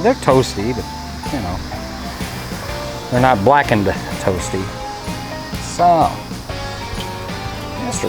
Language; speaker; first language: English; native; English